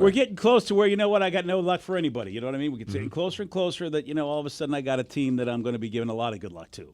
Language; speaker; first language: English; native; English